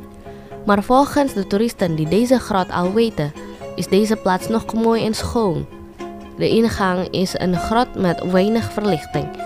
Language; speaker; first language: Dutch; non-native, fluent; Indonesian